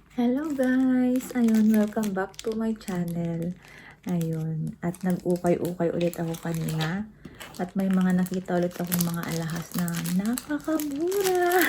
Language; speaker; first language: Filipino; native; Filipino